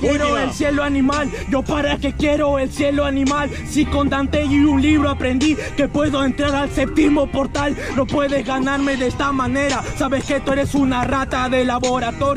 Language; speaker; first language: Spanish; native; Spanish